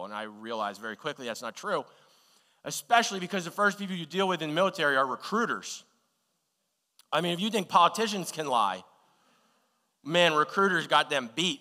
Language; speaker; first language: English; native; English